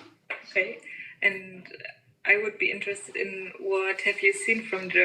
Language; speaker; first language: English; non-native, fluent; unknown